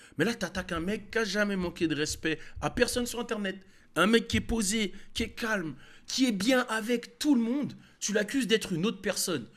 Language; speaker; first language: French; native; French